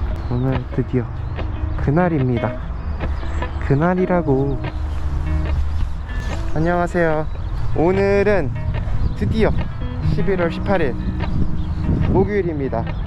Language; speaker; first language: Korean; native; Korean